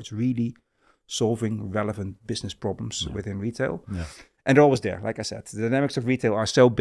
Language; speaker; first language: English; non-native, fluent; Dutch